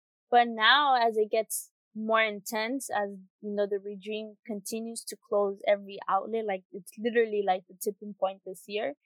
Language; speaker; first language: English; early bilingual, other home language; Spanish